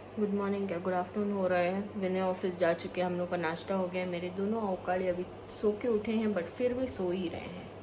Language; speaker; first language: Hindi; non-native, local second language; Malayalam